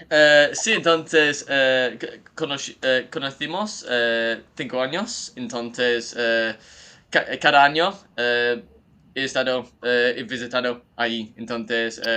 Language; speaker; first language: Spanish; non-native, learner; English